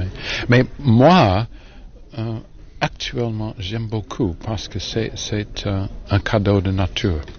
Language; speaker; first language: French; non-native, fluent; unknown